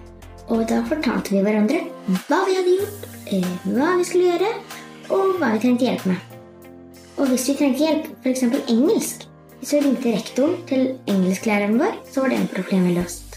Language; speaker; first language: Norwegian; early bilingual, heritage; Norwegian